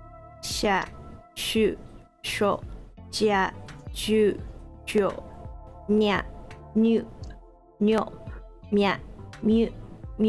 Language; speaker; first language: Japanese; non-native, learner; English